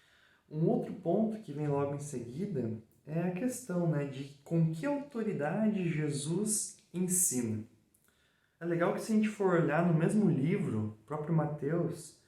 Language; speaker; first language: Portuguese; native; Portuguese